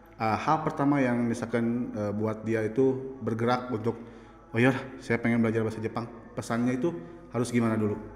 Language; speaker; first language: Indonesian; native; Indonesian